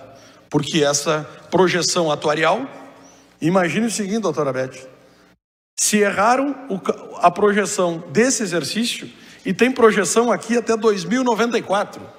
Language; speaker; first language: Portuguese; native; Portuguese